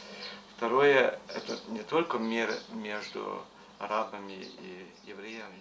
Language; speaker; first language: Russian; non-native, fluent; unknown